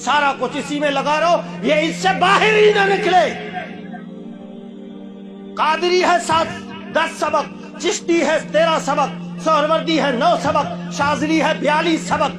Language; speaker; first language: Urdu; native; Urdu